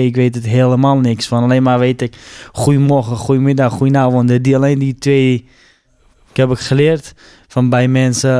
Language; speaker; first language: Dutch; non-native, learner; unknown